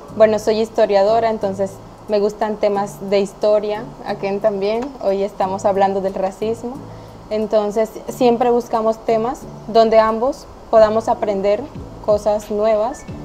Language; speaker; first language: Spanish; native; Spanish